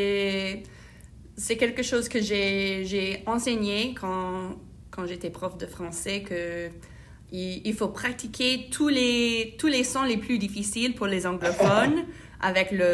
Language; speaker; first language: French; non-native, fluent; English